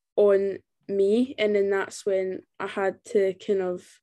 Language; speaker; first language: English; native; English